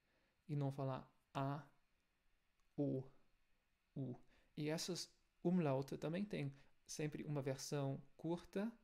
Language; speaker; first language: Portuguese; non-native, fluent; German